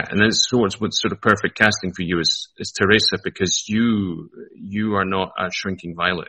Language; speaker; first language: English; native; English